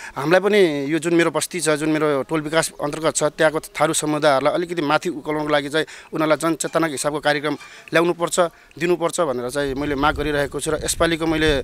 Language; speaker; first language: Nepali; native; Nepali